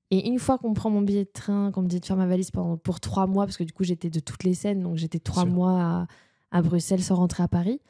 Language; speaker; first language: French; native; French